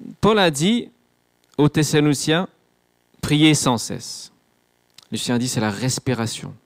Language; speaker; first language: French; non-native, fluent; English